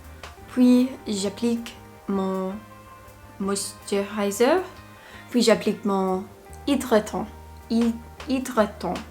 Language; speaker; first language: French; non-native, learner; English